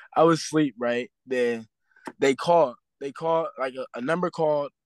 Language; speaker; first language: English; native; English